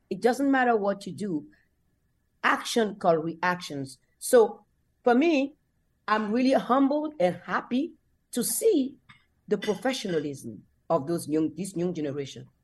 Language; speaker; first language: English; non-native, fluent; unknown